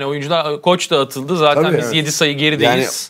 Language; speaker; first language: Turkish; native; Turkish